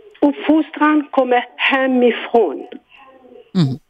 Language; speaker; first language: Swedish; non-native, fluent; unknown